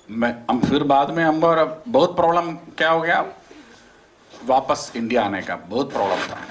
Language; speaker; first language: Hindi; non-native, local second language; Malayalam